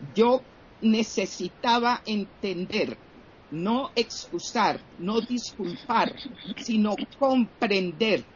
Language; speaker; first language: Spanish; native; Spanish